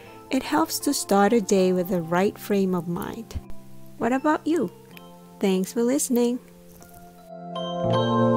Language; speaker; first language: English; non-native, fluent; Japanese